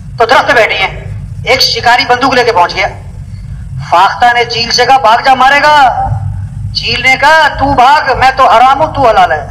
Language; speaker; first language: Urdu; non-native, local second language; Pashto